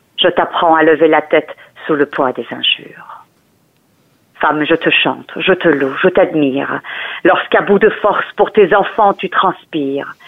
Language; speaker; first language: French; early bilingual, other home language; Persian